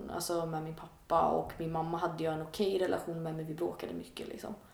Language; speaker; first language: Swedish; native; Swedish